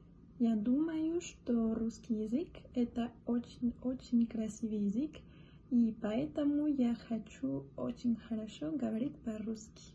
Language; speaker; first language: Russian; non-native, learner; Spanish